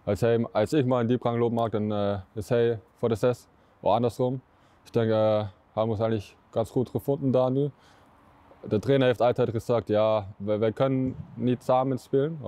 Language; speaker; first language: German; non-native, learner; Dutch